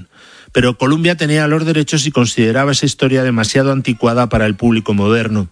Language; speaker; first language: Spanish; native; Spanish